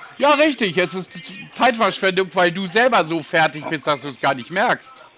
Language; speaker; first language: German; native; German